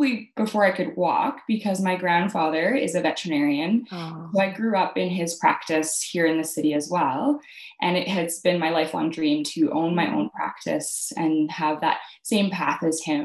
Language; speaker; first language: English; native; English